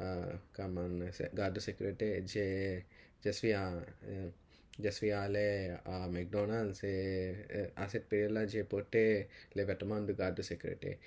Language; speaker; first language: French; non-native, learner; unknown